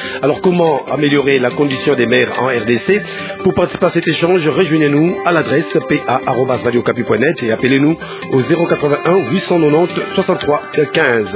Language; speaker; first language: French; non-native, local second language; Lingala